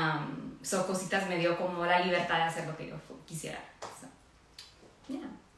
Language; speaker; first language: Spanish; early bilingual, heritage; Spanish